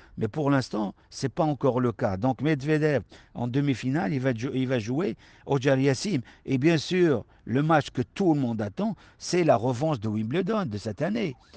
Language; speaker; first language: French; non-native, local second language; Arabic